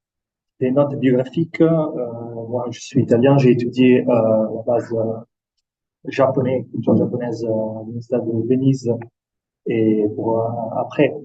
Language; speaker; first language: French; non-native, fluent; Italian